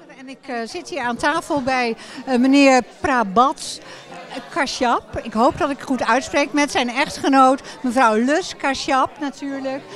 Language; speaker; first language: Dutch; native; Dutch